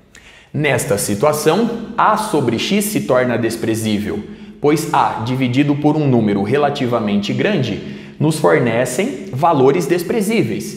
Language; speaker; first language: Portuguese; native; Portuguese